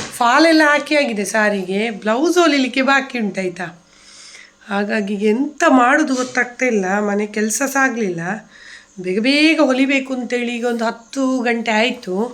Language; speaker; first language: Kannada; non-native, local second language; Tulu